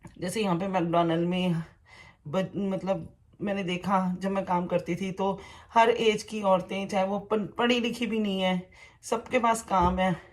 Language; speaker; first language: Hindi; native; Hindi